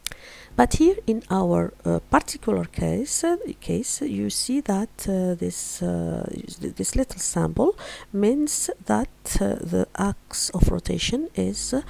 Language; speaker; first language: English; non-native, fluent; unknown